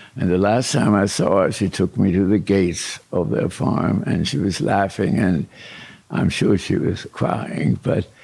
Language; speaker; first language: English; early bilingual, other home language; German